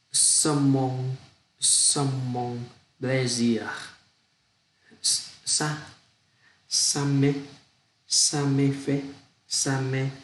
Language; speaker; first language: French; non-native, learner; Vietnamese